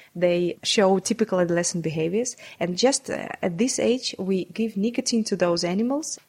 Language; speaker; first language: English; non-native, fluent; Russian